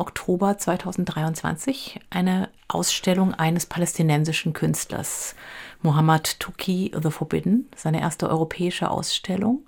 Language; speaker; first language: German; native; German